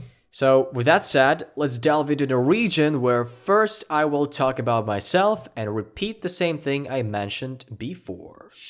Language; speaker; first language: English; non-native, fluent; Ukrainian